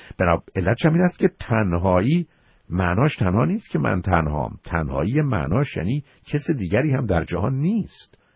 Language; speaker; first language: Persian; native; Persian